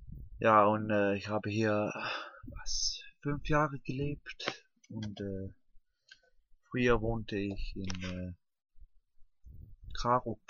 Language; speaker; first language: German; non-native, learner; Danish